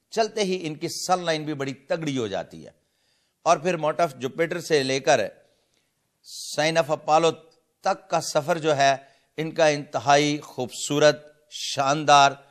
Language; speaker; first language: Urdu; non-native, local second language; Punjabi